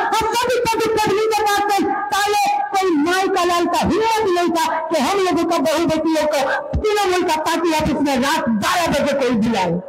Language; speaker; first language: Hindi; non-native, local second language; Bangla